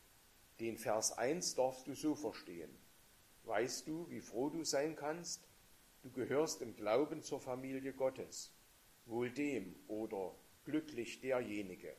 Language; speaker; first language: German; native; German